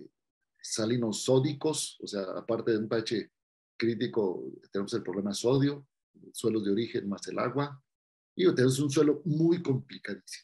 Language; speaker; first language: Spanish; native; Spanish